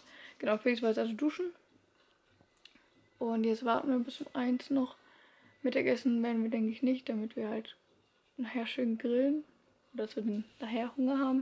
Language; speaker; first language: German; native; German